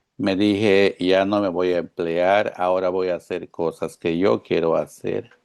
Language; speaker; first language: Spanish; non-native, local second language; Yucateco